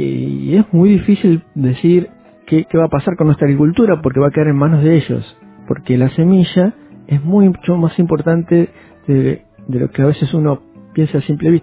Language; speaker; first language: Spanish; native; Spanish